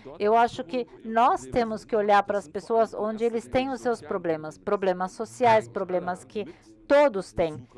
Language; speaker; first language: Portuguese; non-native, learner; German